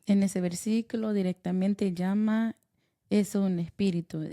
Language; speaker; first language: Spanish; early bilingual, heritage; Spanish